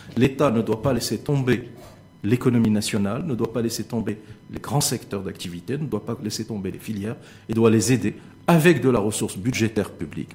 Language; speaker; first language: French; non-native, local second language; Arabic